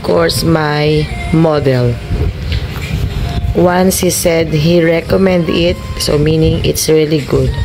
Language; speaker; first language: English; non-native, local second language; Filipino